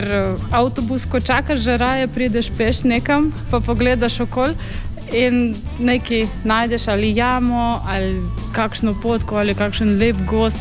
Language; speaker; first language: Slovenian; non-native, fluent; Ukrainian